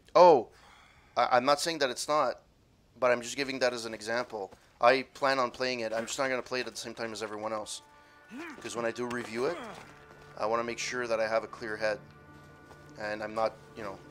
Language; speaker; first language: English; native; English